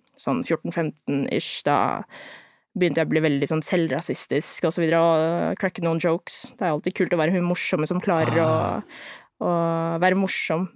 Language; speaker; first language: Norwegian; early bilingual, other home language; Filipino